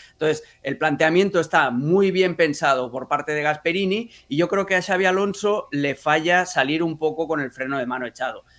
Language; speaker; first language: Spanish; native; Spanish